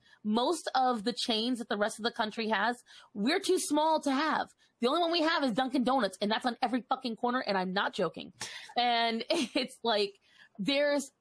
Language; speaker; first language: English; native; English